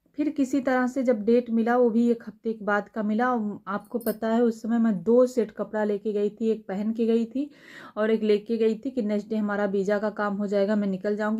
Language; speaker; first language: Hindi; native; Hindi